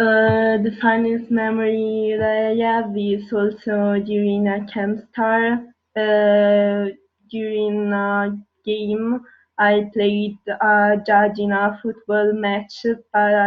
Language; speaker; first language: English; non-native, learner; Italian